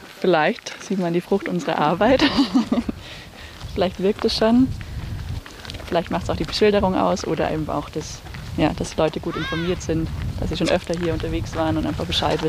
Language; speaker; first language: German; native; German